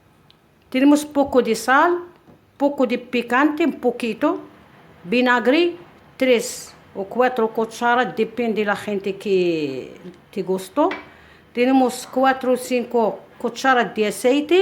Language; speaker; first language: Spanish; non-native, learner; Arabic